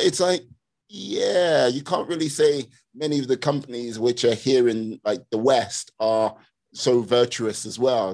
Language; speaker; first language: English; native; English